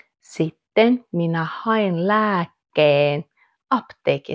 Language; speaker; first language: Finnish; non-native, fluent; Russian